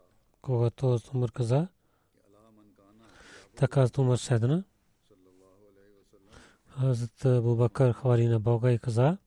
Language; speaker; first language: Bulgarian; non-native, learner; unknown